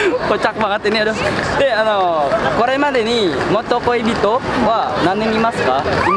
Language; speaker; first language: Japanese; non-native, learner; Indonesian